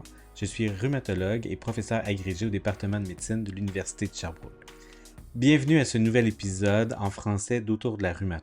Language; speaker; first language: French; native; French